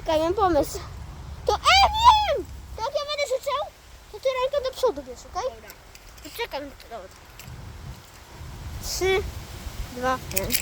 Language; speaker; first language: Polish; native; Polish